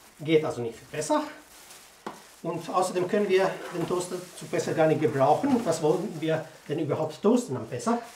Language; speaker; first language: German; non-native, fluent; Croatian